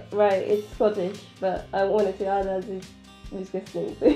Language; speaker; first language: English; native; English